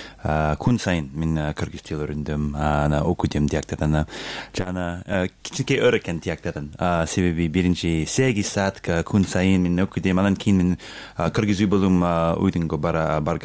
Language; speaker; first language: Kyrgyz; non-native, learner; English